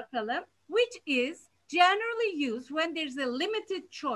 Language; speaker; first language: English; non-native, fluent; Turkish